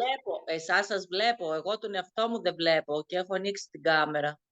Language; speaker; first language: Greek; native; Greek